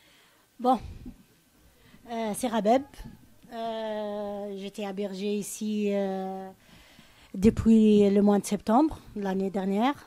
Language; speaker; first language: French; non-native, learner; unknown